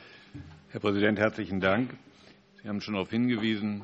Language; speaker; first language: German; native; German